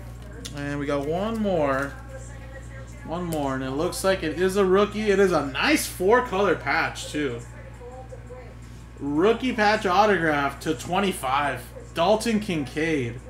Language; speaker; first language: English; native; English